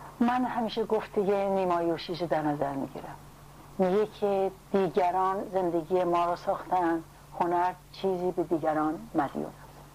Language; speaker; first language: Persian; native; Persian